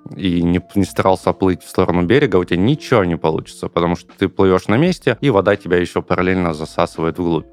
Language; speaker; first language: Russian; native; Russian